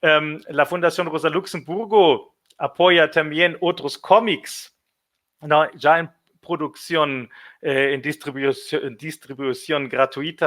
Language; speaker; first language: Spanish; non-native, fluent; German